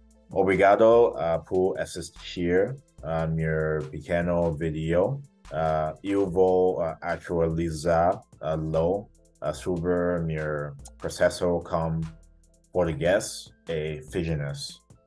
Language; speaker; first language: Portuguese; non-native, learner; English